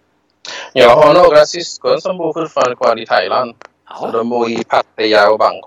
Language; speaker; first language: Swedish; non-native, fluent; Thai